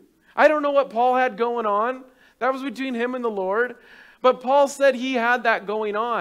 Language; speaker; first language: English; native; English